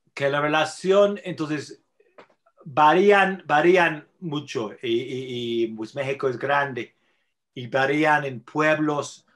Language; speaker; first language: Spanish; non-native, fluent; English